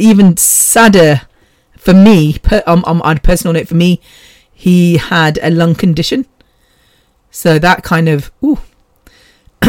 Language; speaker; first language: English; native; English